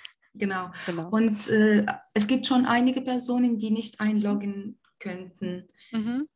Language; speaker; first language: German; non-native, fluent; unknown